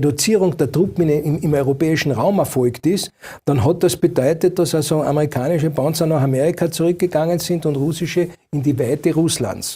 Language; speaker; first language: German; native; German